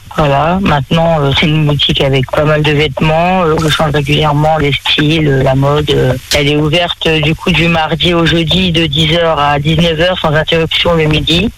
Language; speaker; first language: French; native; French